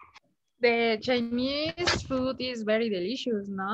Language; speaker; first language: English; non-native, learner; Spanish